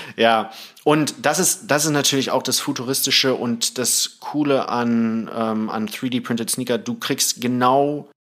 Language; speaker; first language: German; early bilingual, other home language; Thai